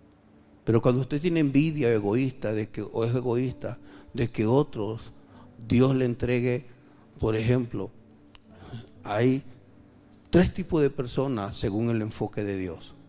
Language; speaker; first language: Spanish; native; Spanish